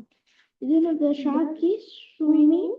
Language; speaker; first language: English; non-native, learner; Tamil